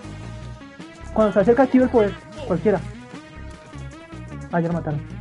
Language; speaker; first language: Spanish; native; Spanish